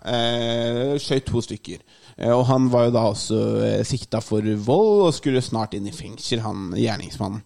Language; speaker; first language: Norwegian; native; Norwegian